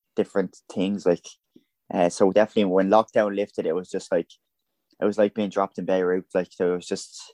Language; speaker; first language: English; native; English